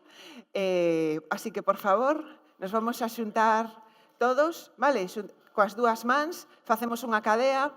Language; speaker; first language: Galician; native; Galician